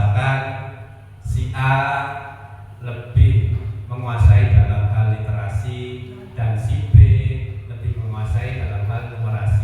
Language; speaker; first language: Indonesian; native; Indonesian